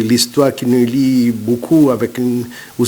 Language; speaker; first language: French; non-native, fluent; Italian